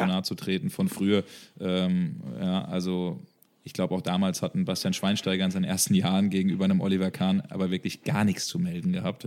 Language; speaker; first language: German; native; German